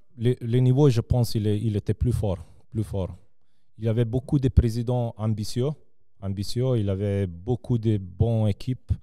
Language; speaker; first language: French; non-native, local second language; Serbian